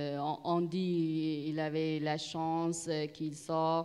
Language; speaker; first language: French; non-native, learner; Persian